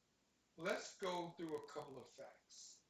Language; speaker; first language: English; native; English